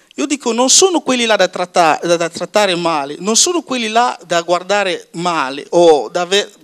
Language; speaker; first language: Italian; non-native, fluent; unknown